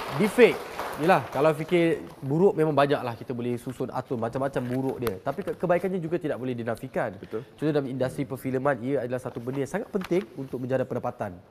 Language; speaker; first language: Malay; native; Malay